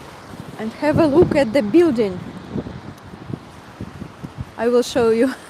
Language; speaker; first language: English; non-native, fluent; Russian